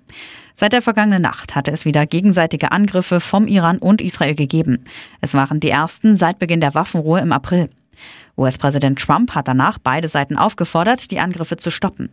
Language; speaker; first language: German; native; German